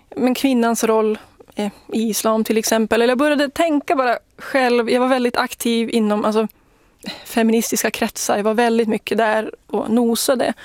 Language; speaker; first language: Swedish; native; Swedish